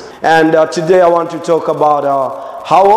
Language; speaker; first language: English; non-native, local second language; Swahili